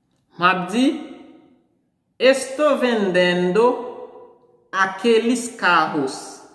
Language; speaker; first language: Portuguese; non-native, fluent; Haitian Creole